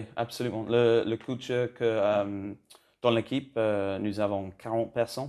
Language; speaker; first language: French; non-native, learner; English